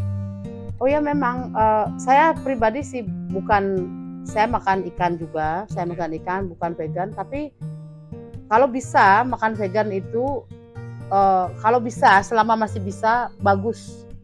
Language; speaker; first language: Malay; non-native, local second language; Balinese